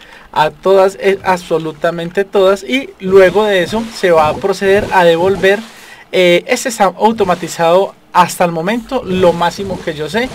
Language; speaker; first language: Spanish; native; Spanish